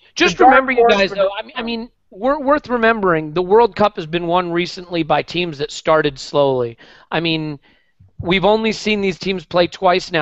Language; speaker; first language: English; native; English